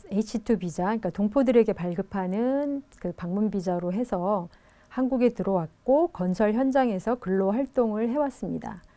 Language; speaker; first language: Korean; native; Korean